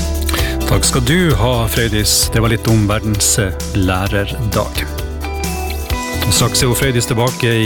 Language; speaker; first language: Norwegian; native; Norwegian